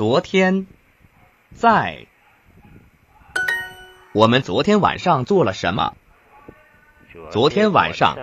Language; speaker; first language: Chinese; non-native, learner; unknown